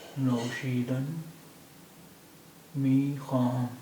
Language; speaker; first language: Persian; non-native, fluent; Urdu